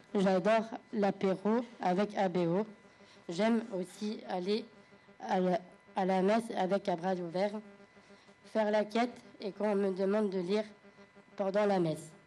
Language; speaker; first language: French; native; French